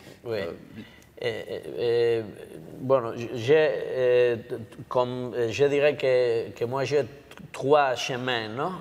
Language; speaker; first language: French; non-native, learner; Basque